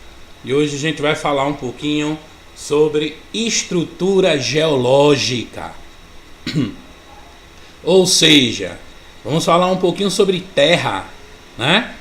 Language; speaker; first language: Portuguese; native; Portuguese